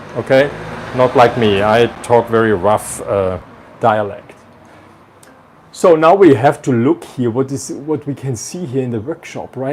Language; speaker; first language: English; non-native, fluent; German